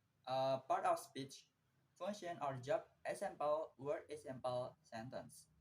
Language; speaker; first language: English; non-native, learner; Indonesian